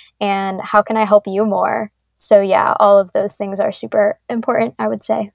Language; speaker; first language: English; native; English